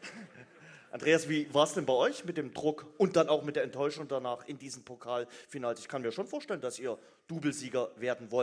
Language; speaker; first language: German; native; German